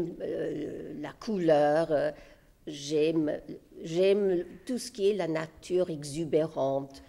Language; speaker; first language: French; non-native, fluent; English